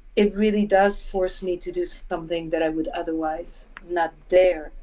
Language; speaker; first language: English; non-native, fluent; French